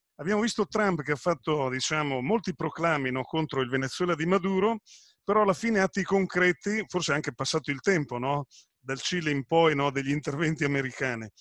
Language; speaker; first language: Italian; native; Italian